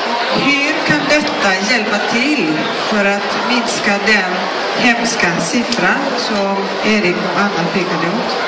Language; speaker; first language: Swedish; non-native, fluent; Greek